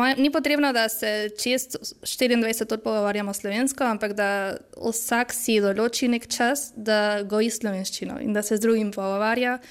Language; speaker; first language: Slovenian; early bilingual, heritage; Slovenian